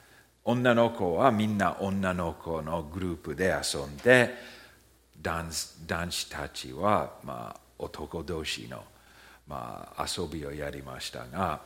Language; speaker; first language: Japanese; early bilingual, heritage; Japanese